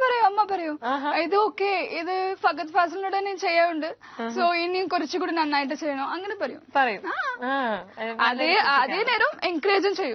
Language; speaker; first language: Malayalam; non-native, learner; Tamil